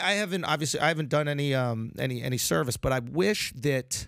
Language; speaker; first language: English; native; English